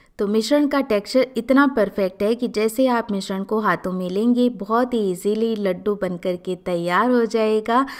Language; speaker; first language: Hindi; native; Hindi